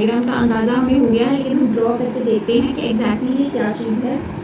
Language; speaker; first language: Hindi; native; Hindi